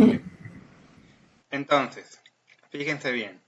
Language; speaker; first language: Spanish; native; Spanish